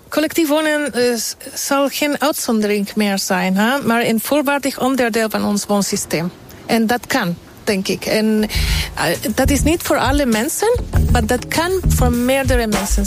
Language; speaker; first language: Dutch; non-native, fluent; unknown